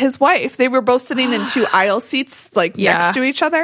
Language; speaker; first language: English; native; English